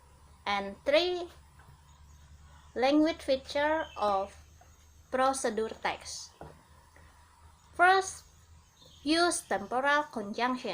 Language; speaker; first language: English; non-native, learner; Indonesian